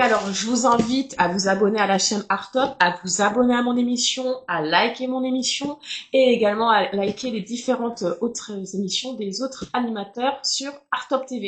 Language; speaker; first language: French; native; French